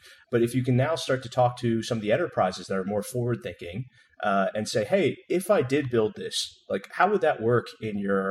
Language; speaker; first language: English; native; English